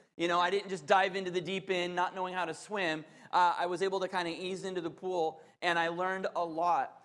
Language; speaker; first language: English; native; English